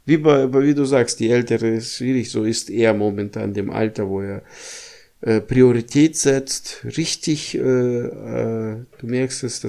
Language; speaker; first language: German; non-native, fluent; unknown